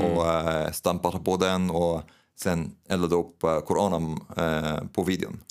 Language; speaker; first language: Swedish; non-native, fluent; Arabic